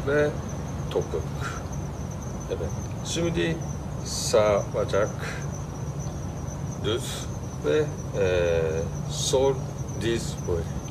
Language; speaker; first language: Turkish; non-native, learner; Japanese